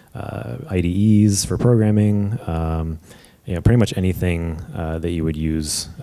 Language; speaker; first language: English; native; English